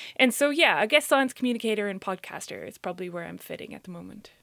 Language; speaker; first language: English; native; English